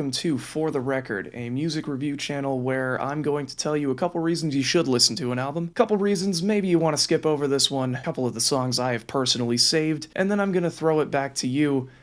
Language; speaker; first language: English; native; English